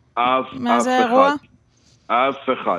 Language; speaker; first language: Hebrew; non-native, local second language; Arabic